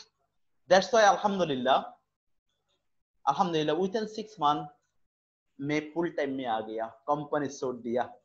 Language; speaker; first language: Hindi; non-native, fluent; Bangla